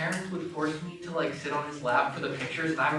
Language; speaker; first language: English; native; English